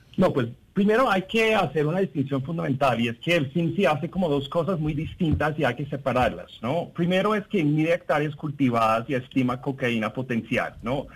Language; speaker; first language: Spanish; non-native, fluent; English